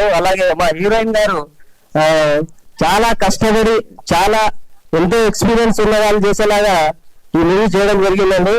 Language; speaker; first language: Telugu; native; Telugu